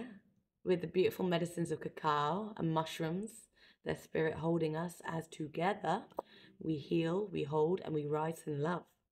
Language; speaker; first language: English; native; English